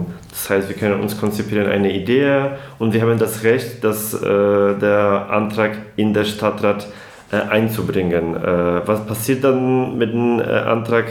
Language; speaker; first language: German; non-native, fluent; Polish